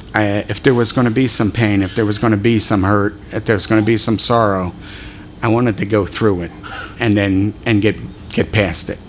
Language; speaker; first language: English; native; English